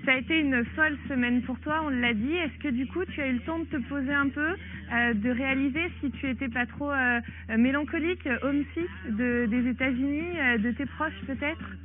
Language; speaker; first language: French; native; French